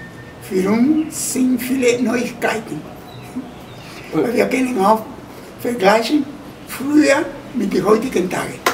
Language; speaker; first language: German; non-native, fluent; Spanish